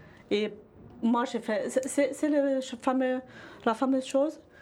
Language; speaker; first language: French; non-native, fluent; German